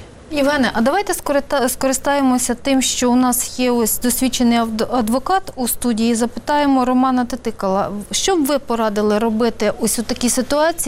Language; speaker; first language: Ukrainian; native; Ukrainian